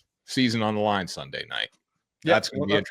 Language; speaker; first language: English; native; English